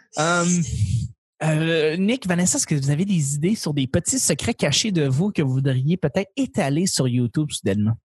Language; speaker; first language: French; native; French